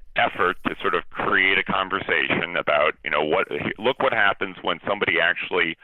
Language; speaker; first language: English; native; English